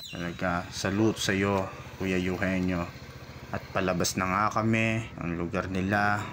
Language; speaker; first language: Filipino; non-native, local second language; Bikol